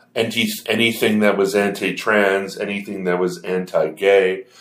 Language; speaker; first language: English; native; English